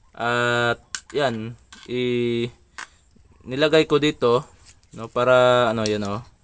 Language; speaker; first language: Filipino; non-native, local second language; Cebuano